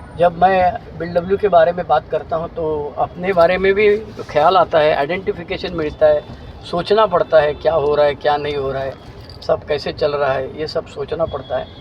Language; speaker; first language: Hindi; non-native, local second language; Marathi